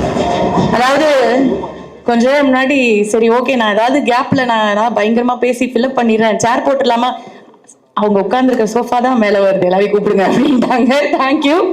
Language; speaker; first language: Tamil; native; Tamil